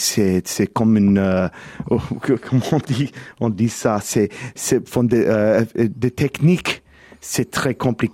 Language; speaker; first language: French; non-native, learner; English